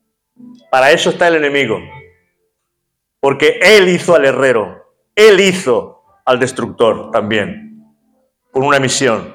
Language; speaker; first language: Spanish; native; Spanish